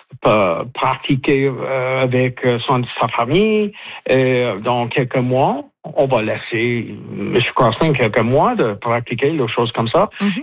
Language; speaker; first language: French; non-native, learner; English